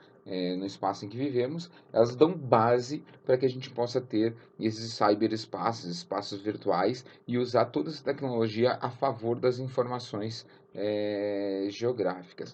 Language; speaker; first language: Portuguese; native; Portuguese